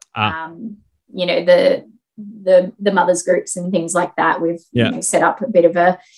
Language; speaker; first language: English; native; English